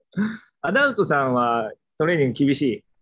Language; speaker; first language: Japanese; native; Japanese